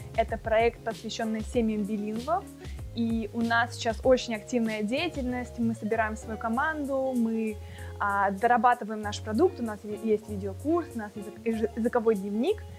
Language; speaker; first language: Russian; native; Russian